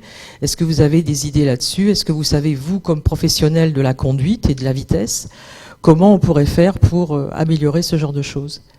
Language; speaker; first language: French; native; French